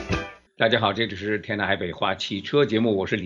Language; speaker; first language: Chinese; native; Chinese